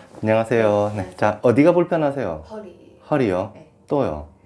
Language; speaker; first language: Korean; native; Korean